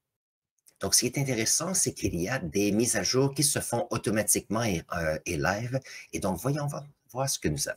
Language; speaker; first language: French; native; French